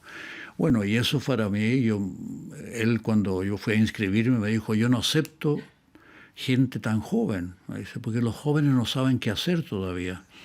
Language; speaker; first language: Spanish; native; Spanish